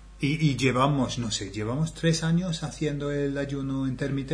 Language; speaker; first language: Spanish; non-native, fluent; English